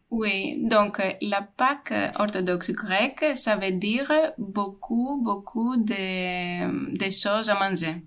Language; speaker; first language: French; non-native, fluent; Greek